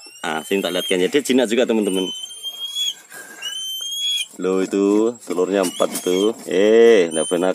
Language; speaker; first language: Malay; native; Malay